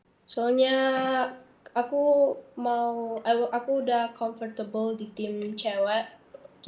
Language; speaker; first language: Indonesian; early bilingual, heritage; Dutch